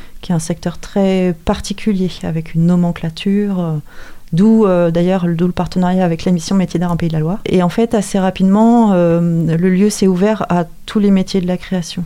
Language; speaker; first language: French; native; French